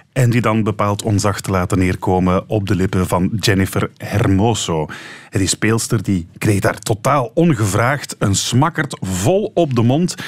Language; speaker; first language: Dutch; native; Dutch